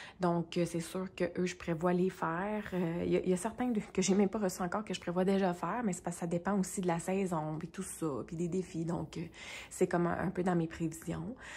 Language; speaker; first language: French; native; French